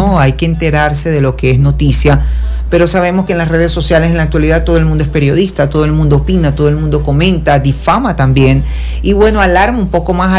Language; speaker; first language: Spanish; native; Spanish